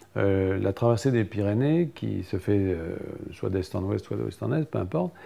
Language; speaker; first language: French; native; French